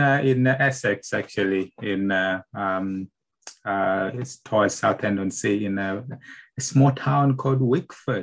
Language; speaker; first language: English; non-native, local second language; Nyanja